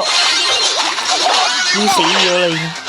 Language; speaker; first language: Chinese; early bilingual, heritage; Cantonese